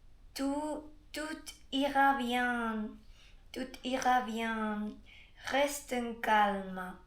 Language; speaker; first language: French; non-native, learner; Spanish